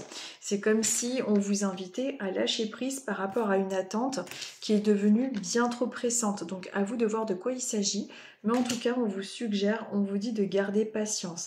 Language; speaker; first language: French; native; French